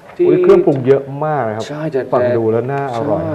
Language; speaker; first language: Thai; native; Thai